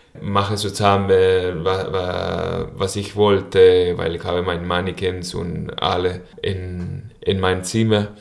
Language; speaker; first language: German; non-native, learner; Spanish